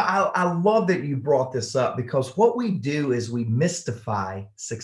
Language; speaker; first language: English; native; English